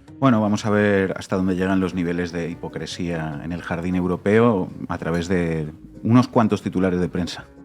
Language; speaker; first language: Spanish; native; Spanish